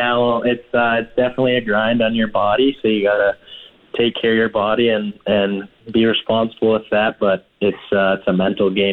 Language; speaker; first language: English; native; English